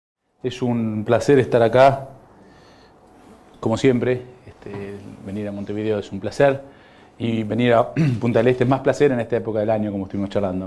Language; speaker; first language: Spanish; native; Spanish